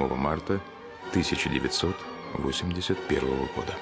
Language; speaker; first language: Russian; native; Russian